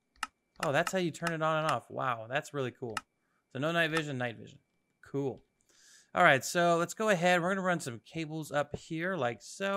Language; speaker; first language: English; native; English